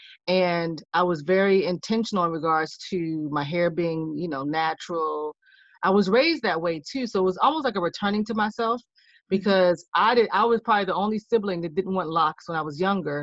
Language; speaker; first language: English; native; English